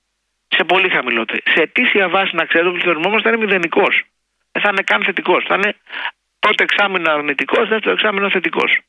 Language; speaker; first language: Greek; native; Greek